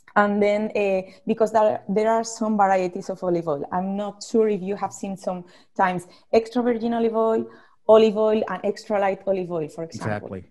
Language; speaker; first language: English; non-native, fluent; Spanish